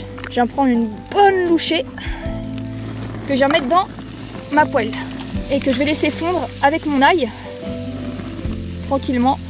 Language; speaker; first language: French; native; French